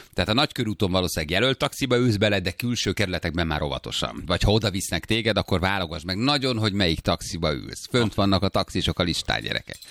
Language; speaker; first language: Hungarian; native; Hungarian